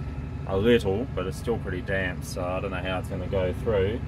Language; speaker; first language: English; native; English